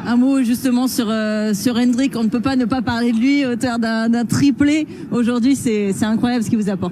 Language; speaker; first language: French; native; French